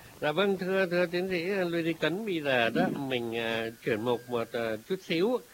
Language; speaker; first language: Vietnamese; native; Vietnamese